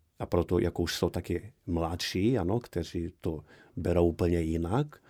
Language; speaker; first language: Czech; non-native, fluent; Portuguese